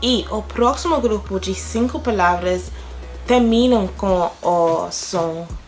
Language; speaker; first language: Portuguese; non-native, fluent; English